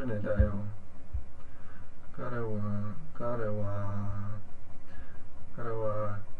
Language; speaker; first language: Japanese; non-native, learner; English